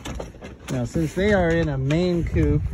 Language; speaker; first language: English; native; English